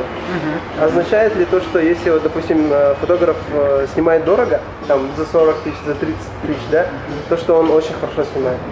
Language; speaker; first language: Russian; native; Russian